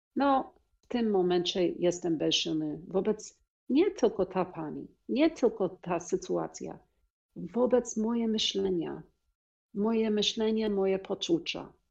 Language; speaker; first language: Polish; non-native, learner; English